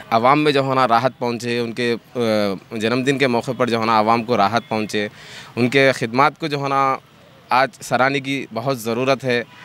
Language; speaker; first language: Urdu; native; Urdu